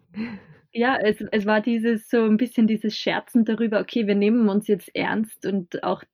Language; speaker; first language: German; native; German